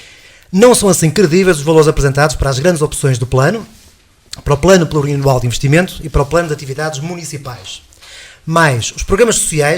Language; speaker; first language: Portuguese; native; Portuguese